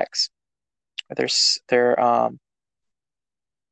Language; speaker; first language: English; native; English